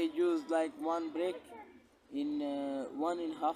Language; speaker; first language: English; non-native, local second language; Punjabi